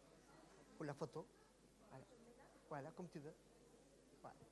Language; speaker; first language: French; non-native, fluent; Turkish